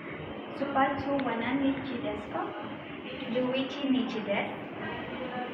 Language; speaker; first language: Japanese; non-native, learner; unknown